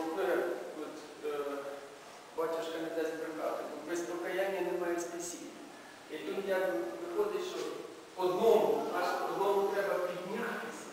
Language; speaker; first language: Ukrainian; native; Ukrainian